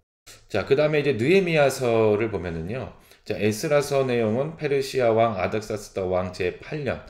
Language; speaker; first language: Korean; native; Korean